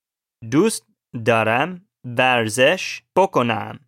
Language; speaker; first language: Persian; non-native, learner; English